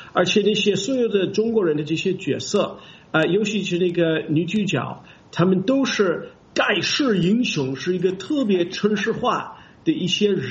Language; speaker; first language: Chinese; non-native, fluent; English